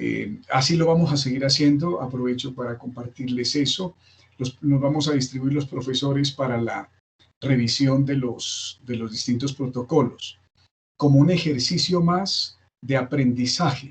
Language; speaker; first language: Spanish; native; Spanish